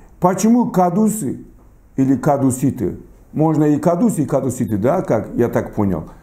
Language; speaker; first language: Russian; non-native, local second language; Talysh